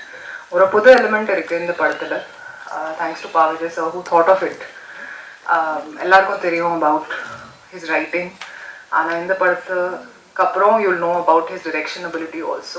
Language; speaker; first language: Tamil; non-native, learner; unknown